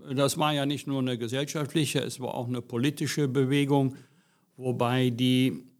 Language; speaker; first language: German; native; German